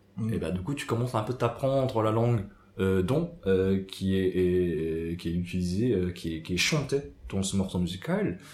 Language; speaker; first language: French; non-native, fluent; Japanese